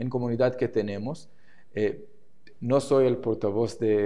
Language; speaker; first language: Spanish; non-native, fluent; Hebrew